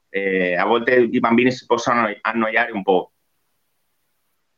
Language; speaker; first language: Italian; non-native, fluent; Spanish